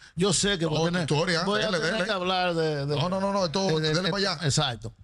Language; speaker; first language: Spanish; native; Spanish